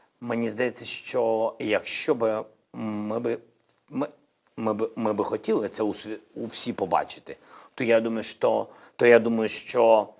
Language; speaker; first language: Ukrainian; non-native, local second language; Russian